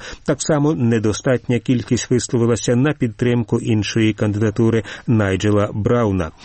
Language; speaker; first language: Ukrainian; native; Ukrainian